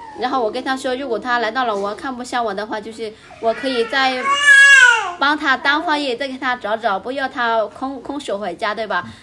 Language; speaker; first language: Chinese; non-native, fluent; Lao